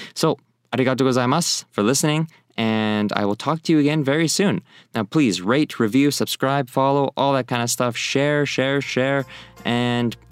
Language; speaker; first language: English; native; English